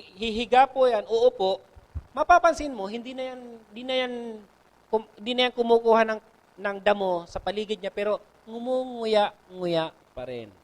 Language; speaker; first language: Filipino; non-native, local second language; Bikol